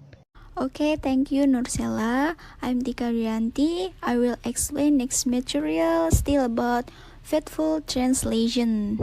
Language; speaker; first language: English; non-native, learner; Indonesian